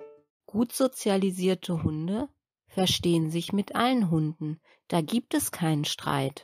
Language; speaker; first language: German; native; German